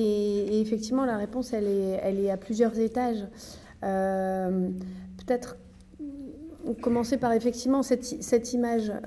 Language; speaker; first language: French; native; French